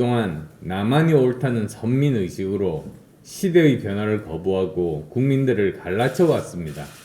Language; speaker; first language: Korean; native; Korean